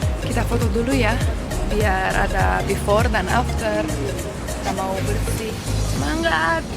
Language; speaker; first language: Indonesian; non-native, learner; Romanian